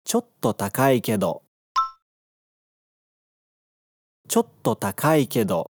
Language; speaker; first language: Japanese; non-native, fluent; Portuguese